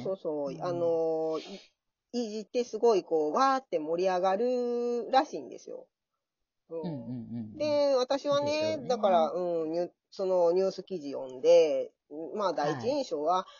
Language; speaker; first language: Japanese; native; Japanese